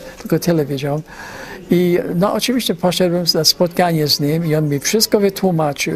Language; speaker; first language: Polish; early bilingual, heritage; Polish